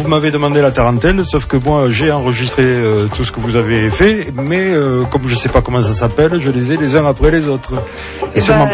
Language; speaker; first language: French; native; French